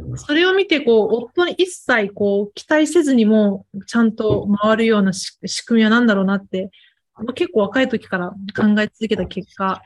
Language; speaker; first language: Japanese; early bilingual, other home language; Chinese